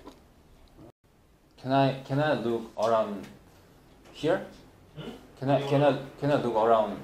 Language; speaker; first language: English; non-native, learner; Korean